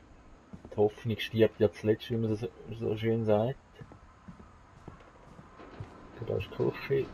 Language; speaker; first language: German; native; German